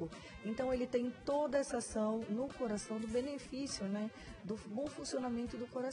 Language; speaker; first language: Portuguese; native; Portuguese